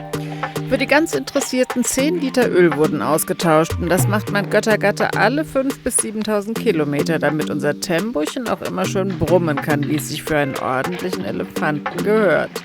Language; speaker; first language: German; native; German